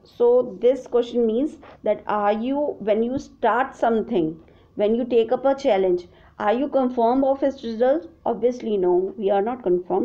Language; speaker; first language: English; non-native, local second language; Hindi